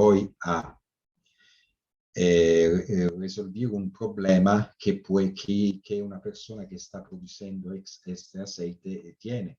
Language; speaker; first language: Spanish; non-native, fluent; Italian